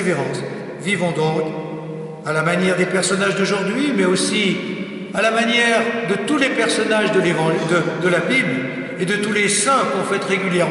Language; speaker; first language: French; native; French